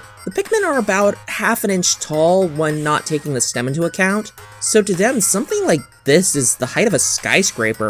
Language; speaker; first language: English; native; English